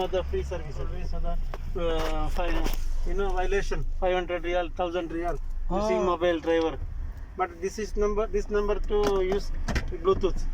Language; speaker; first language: English; non-native, learner; Malayalam